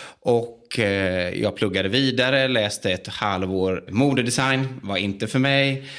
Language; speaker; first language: Swedish; native; Swedish